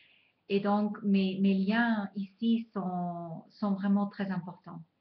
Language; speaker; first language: French; non-native, fluent; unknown